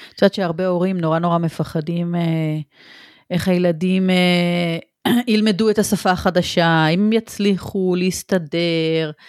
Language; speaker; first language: Hebrew; early bilingual, other home language; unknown